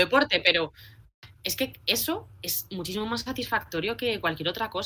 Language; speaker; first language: Spanish; native; Spanish